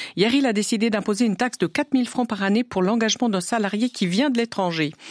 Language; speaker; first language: French; native; French